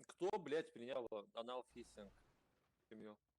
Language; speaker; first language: Russian; native; Russian